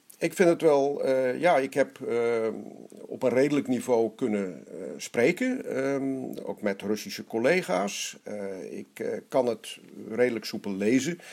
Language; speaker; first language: Dutch; native; Dutch